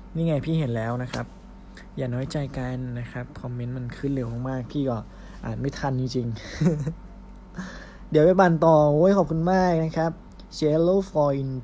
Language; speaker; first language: Thai; native; Thai